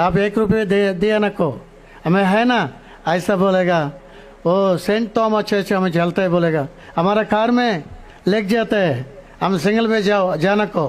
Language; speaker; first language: Hindi; non-native, local second language; Telugu